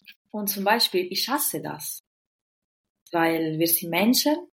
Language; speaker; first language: German; non-native, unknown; Italian